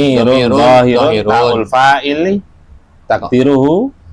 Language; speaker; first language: Arabic; non-native, fluent; Indonesian